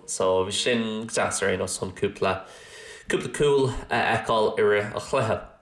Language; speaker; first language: Irish; non-native, local second language; English